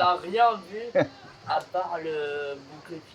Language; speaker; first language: French; native; French